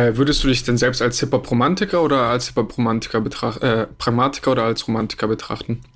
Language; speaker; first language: German; native; German